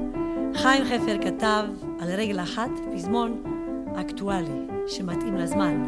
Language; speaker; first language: Hebrew; native; Hebrew